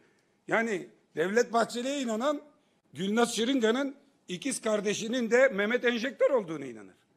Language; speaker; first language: Turkish; native; Turkish